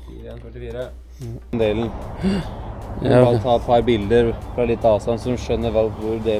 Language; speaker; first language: Norwegian; native; Norwegian